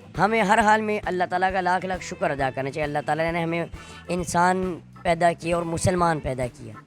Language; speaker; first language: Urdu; non-native, local second language; Pashto